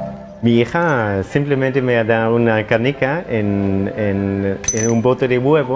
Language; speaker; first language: Spanish; non-native, fluent; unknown